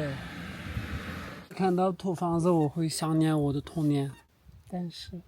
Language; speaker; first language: Chinese; non-native, local second language; Uyghur